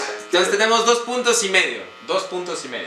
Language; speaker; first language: Spanish; native; Spanish